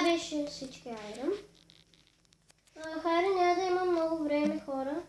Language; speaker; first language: Bulgarian; native; Bulgarian